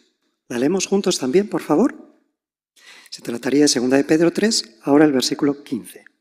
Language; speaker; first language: Spanish; native; Spanish